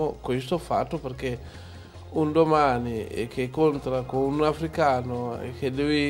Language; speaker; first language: Italian; non-native, learner; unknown